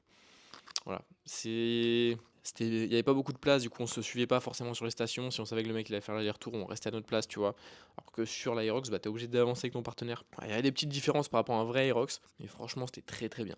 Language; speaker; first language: French; native; French